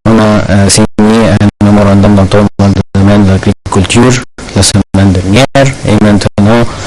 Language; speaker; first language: French; non-native, fluent; Arabic